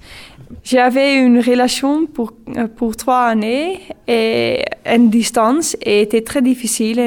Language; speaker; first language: French; non-native, learner; Dutch